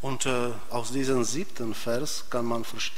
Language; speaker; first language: German; non-native, fluent; Polish